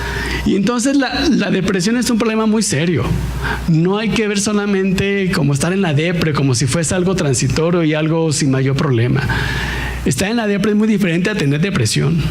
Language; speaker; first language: Spanish; native; Spanish